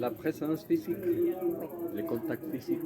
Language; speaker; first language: French; non-native, learner; Spanish